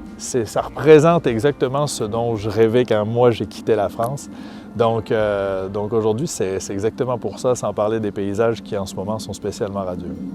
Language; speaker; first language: French; native; French